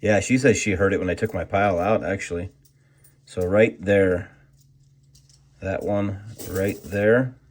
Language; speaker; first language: English; native; English